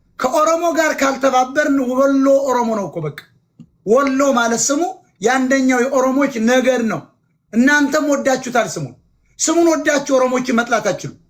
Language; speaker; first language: Amharic; native; Amharic